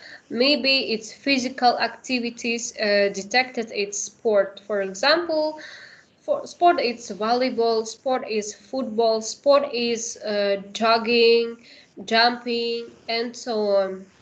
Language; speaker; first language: English; non-native, learner; Kazakh